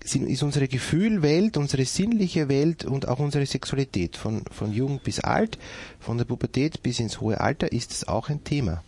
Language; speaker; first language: German; native; German